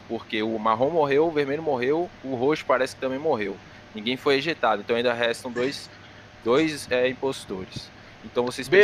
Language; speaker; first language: Portuguese; native; Portuguese